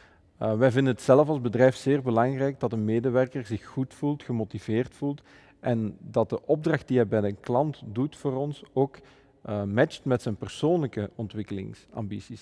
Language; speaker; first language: Dutch; native; Dutch